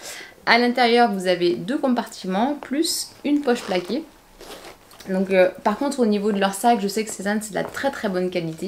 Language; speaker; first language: French; native; French